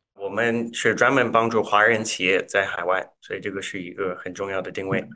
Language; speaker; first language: Chinese; non-native, fluent; English